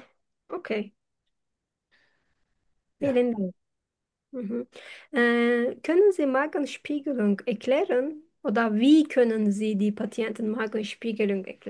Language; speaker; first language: German; non-native, fluent; Turkish